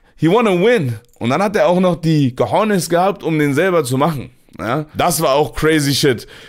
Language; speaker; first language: German; early bilingual, other home language; Turkish